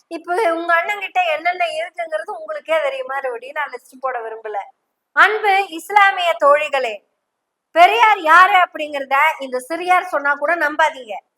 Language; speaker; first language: Tamil; native; Tamil